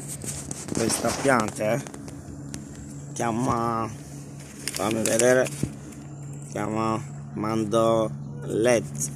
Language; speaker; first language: Italian; non-native, learner; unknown